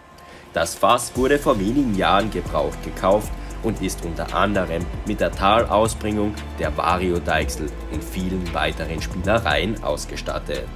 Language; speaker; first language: German; native; German